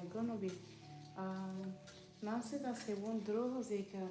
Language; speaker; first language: Dutch; non-native, learner; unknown